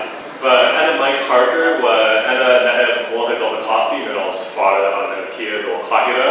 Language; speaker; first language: Arabic; non-native, learner; English